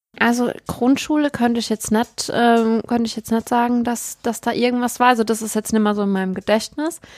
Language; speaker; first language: German; native; German